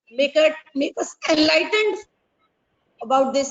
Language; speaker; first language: English; non-native, local second language; Punjabi